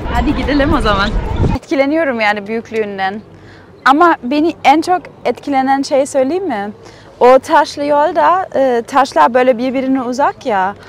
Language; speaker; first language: Turkish; non-native, fluent; German